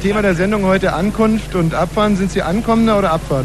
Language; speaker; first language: German; native; German